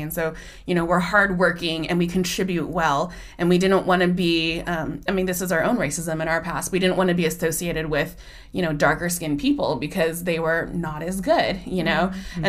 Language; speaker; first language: English; native; English